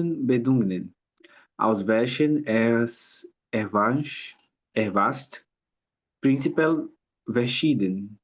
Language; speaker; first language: German; non-native, learner; Portuguese